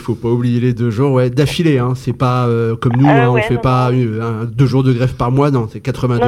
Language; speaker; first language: French; native; French